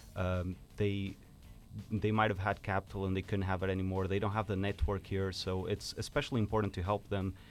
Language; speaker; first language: English; non-native, fluent; Portuguese